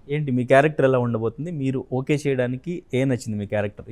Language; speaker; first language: Telugu; native; Telugu